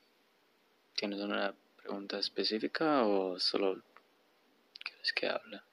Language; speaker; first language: Spanish; early bilingual, heritage; Spanish